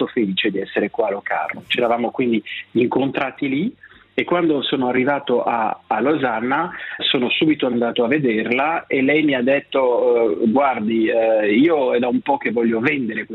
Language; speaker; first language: Italian; non-native, local second language; French